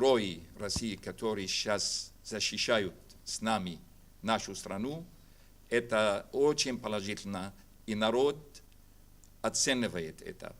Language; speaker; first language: Russian; non-native, fluent; Arabic